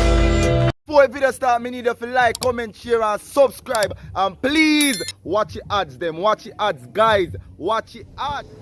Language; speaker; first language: English; non-native, local second language; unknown